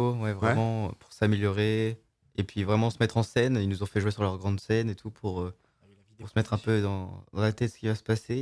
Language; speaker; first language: French; native; French